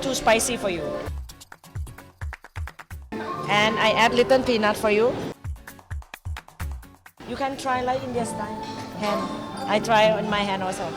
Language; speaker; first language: English; non-native, learner; Thai